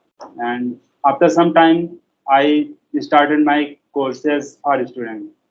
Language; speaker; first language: English; non-native, learner; Hindi